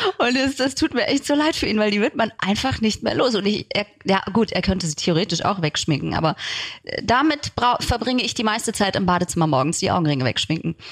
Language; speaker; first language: German; early bilingual, other home language; Turkish